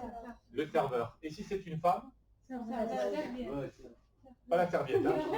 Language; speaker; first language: French; native; French